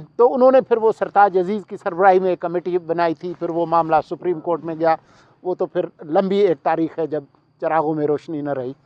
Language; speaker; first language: Urdu; non-native, local second language; Sindhi